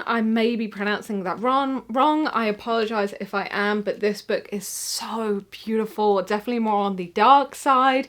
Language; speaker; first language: English; native; English